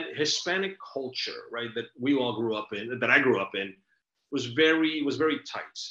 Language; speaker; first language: English; early bilingual, other home language; Spanish